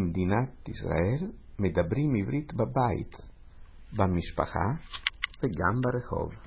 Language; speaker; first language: Hebrew; non-native, fluent; Italian